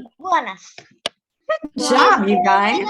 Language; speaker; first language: English; native; English